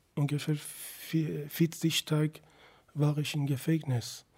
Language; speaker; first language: German; non-native, fluent; Persian